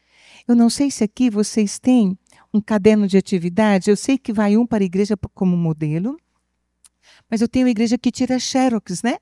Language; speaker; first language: Portuguese; native; Portuguese